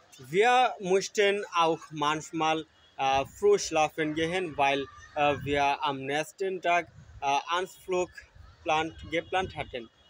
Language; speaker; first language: German; non-native, learner; Bangla